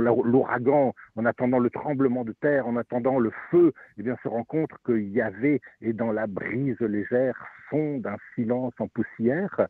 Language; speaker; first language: French; native; French